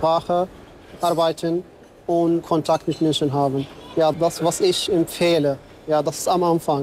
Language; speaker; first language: German; non-native, learner; Arabic